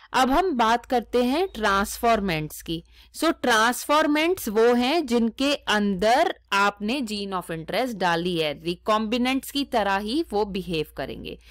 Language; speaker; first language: Hindi; native; Hindi